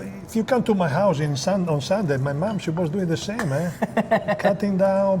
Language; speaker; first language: English; non-native, fluent; Italian